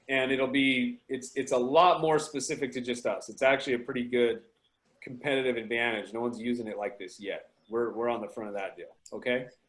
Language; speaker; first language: English; native; English